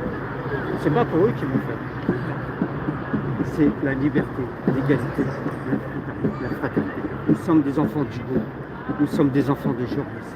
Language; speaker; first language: French; native; French